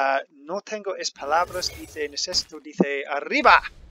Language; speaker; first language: Spanish; non-native, learner; English